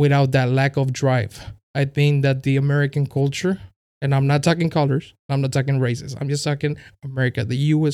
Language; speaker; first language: English; non-native, fluent; Spanish